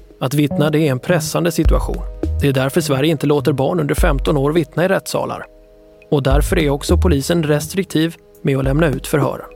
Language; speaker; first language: Swedish; native; Swedish